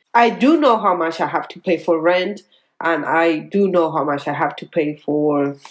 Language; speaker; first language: English; non-native, fluent; Spanish